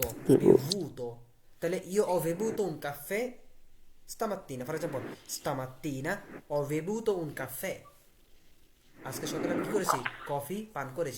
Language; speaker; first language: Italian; non-native, fluent; Bangla